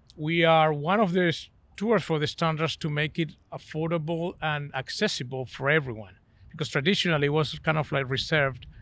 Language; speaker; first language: English; non-native, fluent; Spanish